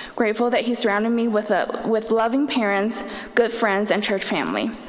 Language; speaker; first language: English; early bilingual, other home language; Chinese